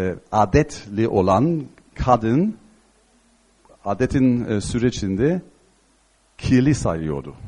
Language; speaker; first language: Turkish; non-native, fluent; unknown